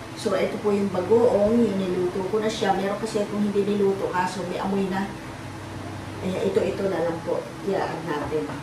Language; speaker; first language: Filipino; native; Filipino